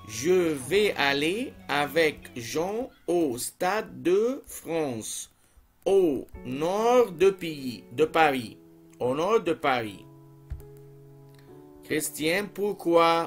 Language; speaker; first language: French; non-native, fluent; Arabic